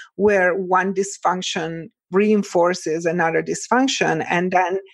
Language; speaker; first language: English; early bilingual, other home language; Italian